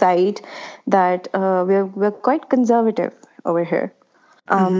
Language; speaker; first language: English; non-native, local second language; Urdu